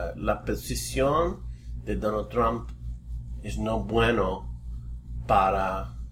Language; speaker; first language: Spanish; non-native, learner; English